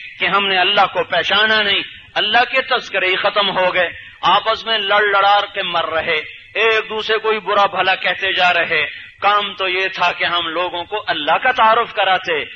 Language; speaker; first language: Urdu; native; Urdu